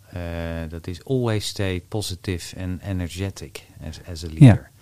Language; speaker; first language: Dutch; native; Dutch